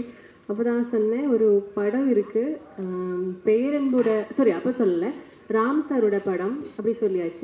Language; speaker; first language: Tamil; non-native, learner; Malayalam